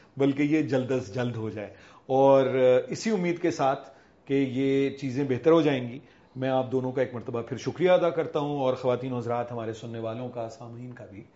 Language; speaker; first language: Urdu; native; Urdu